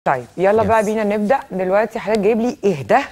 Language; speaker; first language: Arabic; native; Arabic